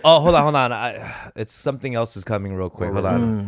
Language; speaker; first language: English; early bilingual, other home language; Korean